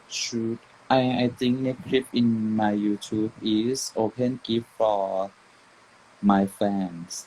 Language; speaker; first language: English; non-native, learner; Thai